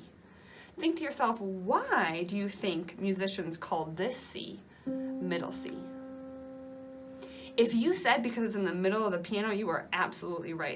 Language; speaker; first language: English; native; English